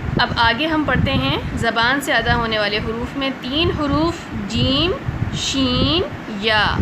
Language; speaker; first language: Urdu; native; Urdu